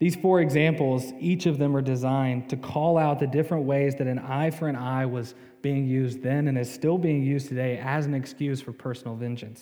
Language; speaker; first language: English; native; English